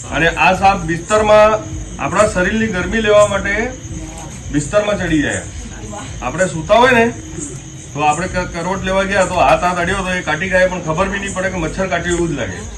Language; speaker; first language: Gujarati; non-native, local second language; Bhili